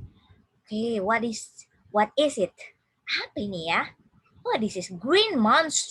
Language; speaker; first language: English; non-native, fluent; Indonesian